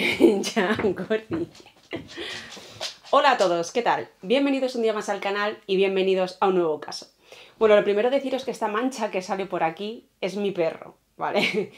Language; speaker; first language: Spanish; native; Spanish